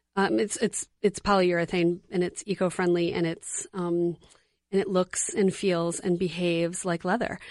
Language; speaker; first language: English; native; English